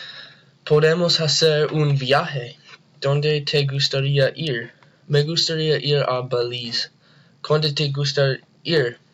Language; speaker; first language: Spanish; non-native, learner; English